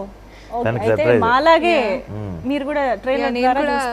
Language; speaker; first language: Telugu; native; Telugu